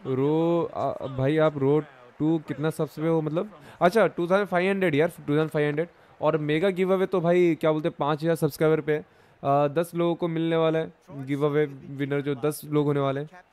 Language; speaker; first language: Hindi; non-native, local second language; Bangla